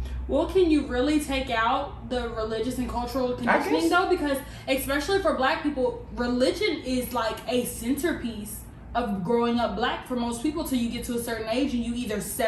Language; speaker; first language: English; native; English